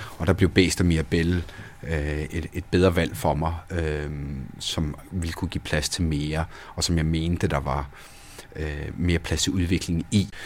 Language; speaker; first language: Danish; early bilingual, other home language; Italian